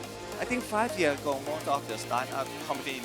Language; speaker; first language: English; non-native, learner; Thai